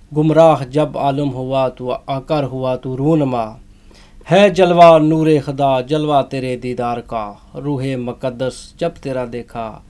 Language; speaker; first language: Urdu; non-native, local second language; Punjabi